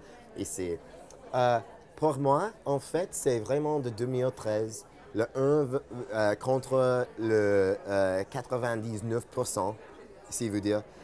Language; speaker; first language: French; non-native, fluent; English